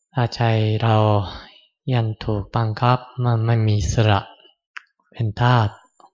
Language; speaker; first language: Thai; non-native, fluent; Japanese